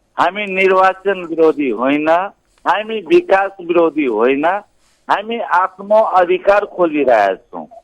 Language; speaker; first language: Nepali; non-native, local second language; Maithili